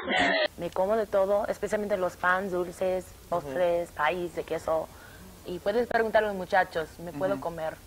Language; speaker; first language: Spanish; early bilingual, heritage; English